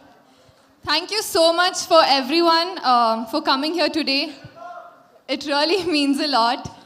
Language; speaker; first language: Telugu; non-native, learner; Kannada